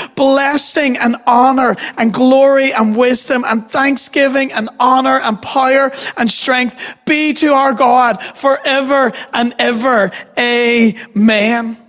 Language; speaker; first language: English; native; English